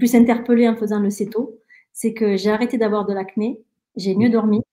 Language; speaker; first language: French; early bilingual, other home language; Spanish